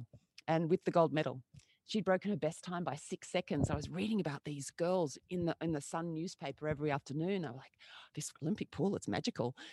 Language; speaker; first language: English; native; English